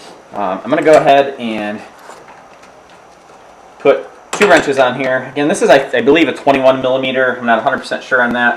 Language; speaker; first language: English; native; English